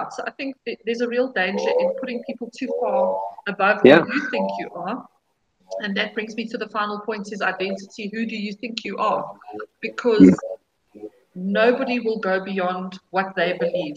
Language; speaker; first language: English; native; English